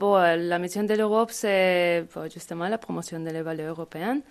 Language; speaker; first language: French; non-native, learner; Spanish